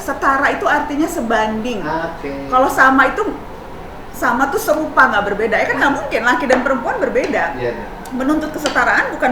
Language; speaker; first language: Indonesian; native; Indonesian